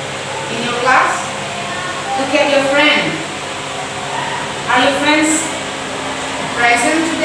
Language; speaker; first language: English; non-native, learner; Indonesian